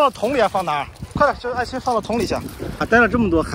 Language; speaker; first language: Chinese; native; Chinese